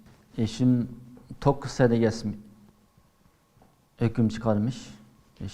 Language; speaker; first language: Turkish; non-native, learner; Uyghur